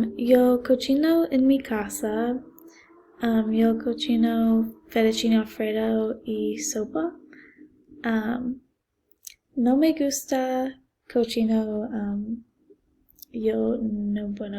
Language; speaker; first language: Spanish; non-native, learner; English